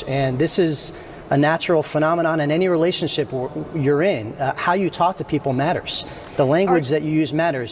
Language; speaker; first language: English; native; English